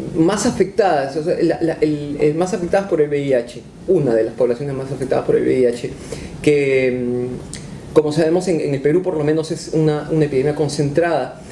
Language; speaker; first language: Spanish; native; Spanish